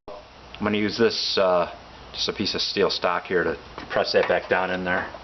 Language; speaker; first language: English; native; English